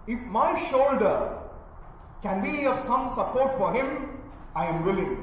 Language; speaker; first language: English; non-native, local second language; Malayalam